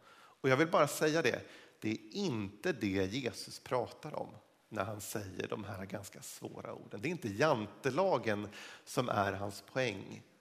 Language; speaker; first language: Swedish; native; Swedish